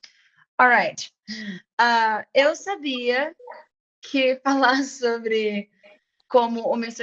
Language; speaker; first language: Portuguese; non-native, fluent; English